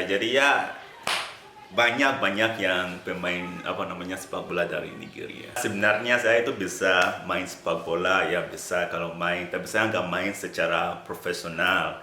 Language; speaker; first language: Indonesian; non-native, fluent; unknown